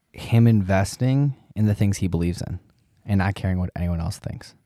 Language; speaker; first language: English; native; English